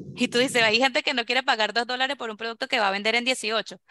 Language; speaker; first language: Spanish; native; Spanish